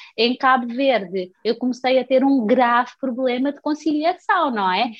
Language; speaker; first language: Portuguese; non-native, local second language; Kabuverdianu